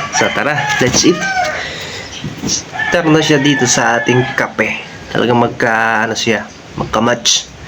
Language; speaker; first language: Filipino; non-native, local second language; Bikol